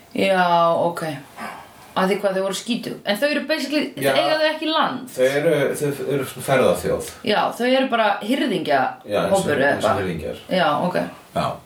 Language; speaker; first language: Icelandic; non-native, fluent; Italian